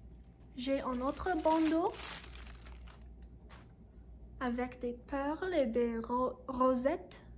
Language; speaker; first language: French; non-native, learner; English